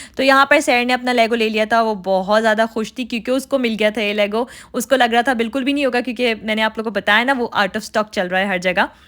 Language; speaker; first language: Hindi; native; Hindi